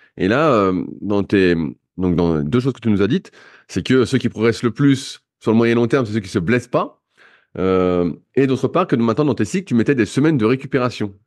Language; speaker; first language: French; native; French